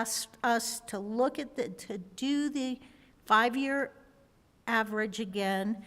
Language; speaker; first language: English; native; English